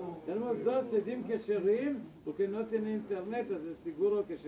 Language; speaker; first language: Spanish; non-native, learner; Hebrew